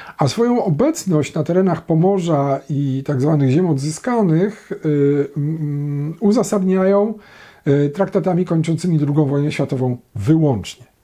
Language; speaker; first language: Polish; native; Polish